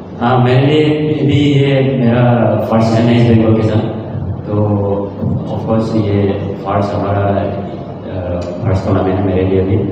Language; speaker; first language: Hindi; non-native, local second language; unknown